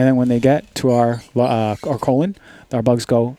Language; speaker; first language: English; native; English